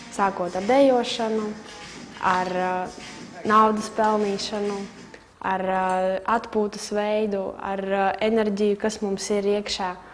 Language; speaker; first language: Latvian; non-native, local second language; Russian